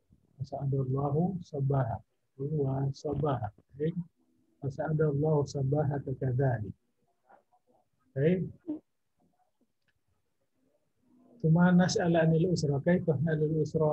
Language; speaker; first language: Arabic; non-native, fluent; Indonesian